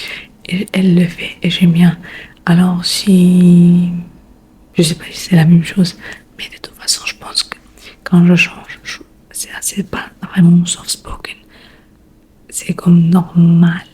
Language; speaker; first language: French; non-native, learner; Spanish